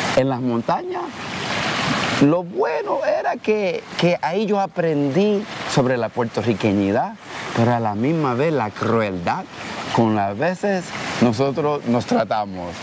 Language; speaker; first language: Spanish; early bilingual, heritage; Spanish